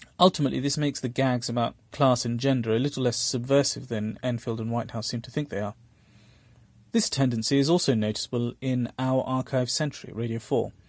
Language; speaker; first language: English; early bilingual, other home language; Bangla